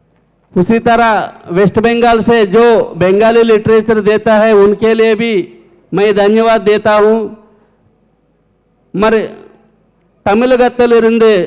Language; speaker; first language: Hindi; non-native, local second language; Telugu